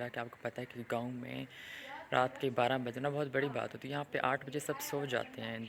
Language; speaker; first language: Urdu; non-native, local second language; Saraiki